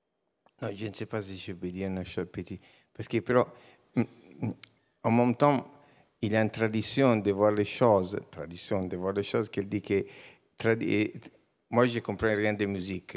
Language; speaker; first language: French; non-native, learner; Italian